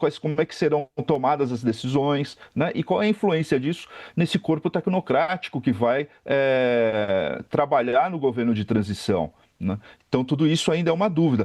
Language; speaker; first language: Portuguese; native; Portuguese